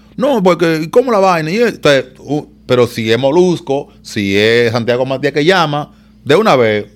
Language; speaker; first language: Spanish; native; Spanish